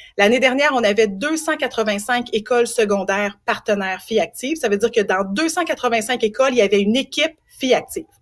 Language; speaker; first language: French; native; French